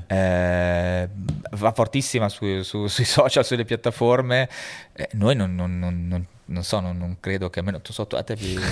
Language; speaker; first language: Italian; native; Italian